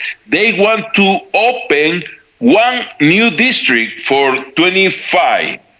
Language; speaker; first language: English; non-native, learner; Spanish